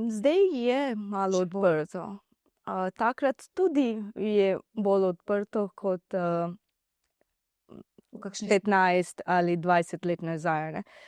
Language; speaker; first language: Slovenian; non-native, learner; Divehi